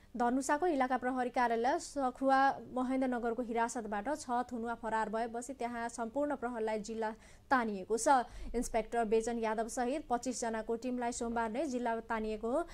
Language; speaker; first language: Nepali; non-native, local second language; Maithili